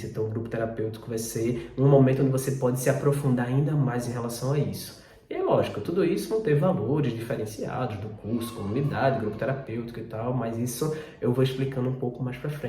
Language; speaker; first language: Portuguese; native; Portuguese